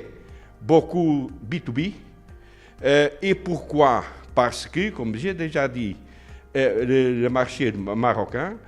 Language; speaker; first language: French; non-native, learner; Portuguese